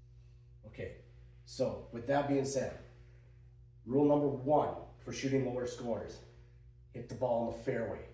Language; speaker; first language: English; native; English